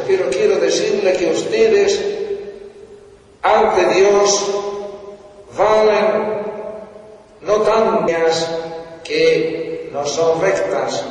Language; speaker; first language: Spanish; non-native, fluent; Italian